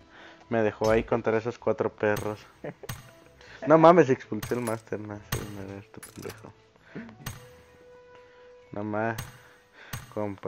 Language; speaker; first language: Spanish; native; Spanish